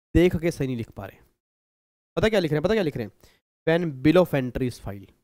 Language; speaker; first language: Hindi; native; Hindi